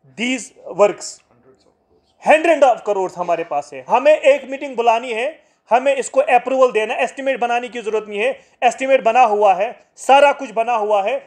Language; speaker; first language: Hindi; non-native, local second language; Kashmiri